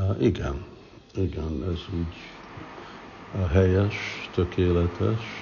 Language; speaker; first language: Hungarian; early bilingual, heritage; English